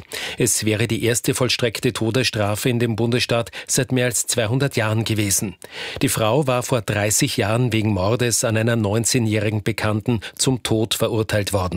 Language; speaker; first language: German; native; German